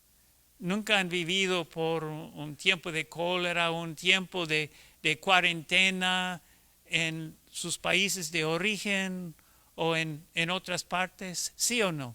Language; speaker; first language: Spanish; non-native, fluent; English